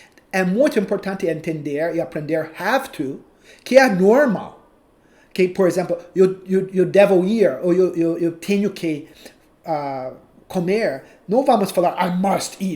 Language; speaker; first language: Portuguese; non-native, fluent; English